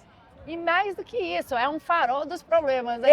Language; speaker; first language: Portuguese; native; Portuguese